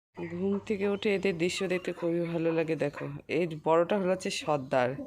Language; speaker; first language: Bangla; non-native, local second language; Garo